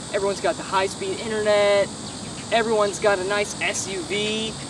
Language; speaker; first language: English; native; English